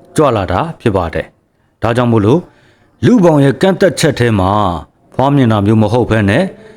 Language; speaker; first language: Burmese; native; Burmese